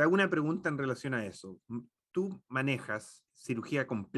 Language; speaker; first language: Spanish; native; Spanish